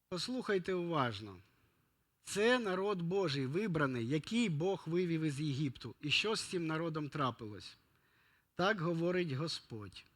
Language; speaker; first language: Ukrainian; non-native, local second language; Russian